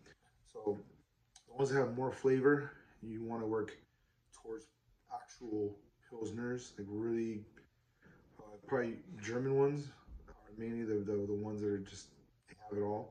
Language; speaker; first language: English; native; English